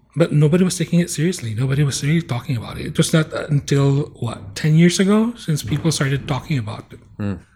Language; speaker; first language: English; non-native, local second language; Bikol